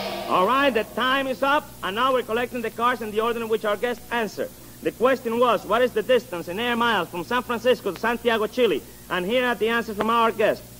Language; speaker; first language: English; non-native, fluent; Spanish